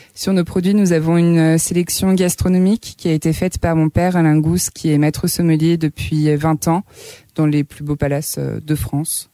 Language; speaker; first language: French; native; French